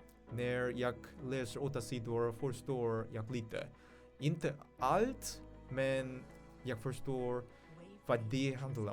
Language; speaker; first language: Swedish; non-native, learner; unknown